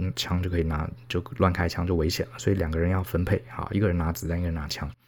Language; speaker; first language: Chinese; native; Chinese